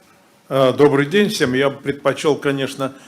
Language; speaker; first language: Russian; native; Russian